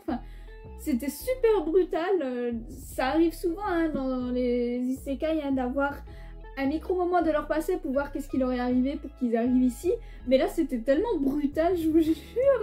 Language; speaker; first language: French; native; French